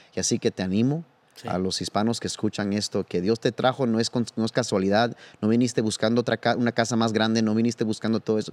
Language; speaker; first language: Spanish; early bilingual, heritage; Spanish